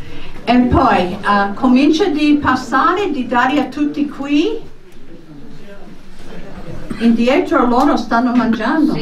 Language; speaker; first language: Italian; non-native, fluent; English